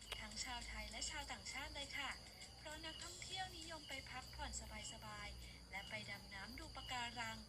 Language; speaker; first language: Thai; native; Thai